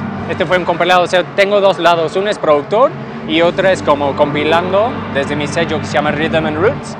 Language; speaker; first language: Spanish; non-native, fluent; English